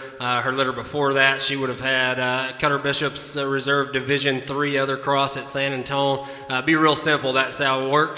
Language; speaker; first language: English; native; English